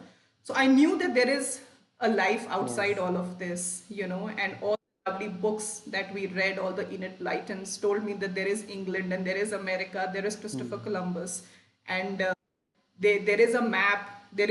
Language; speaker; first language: English; non-native, local second language; Hindi